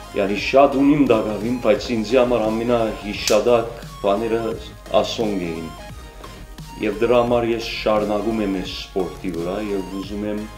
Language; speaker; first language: Armenian; early bilingual, heritage; Armenian